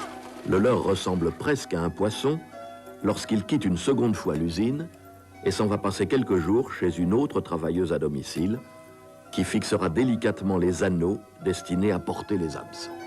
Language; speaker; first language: French; native; French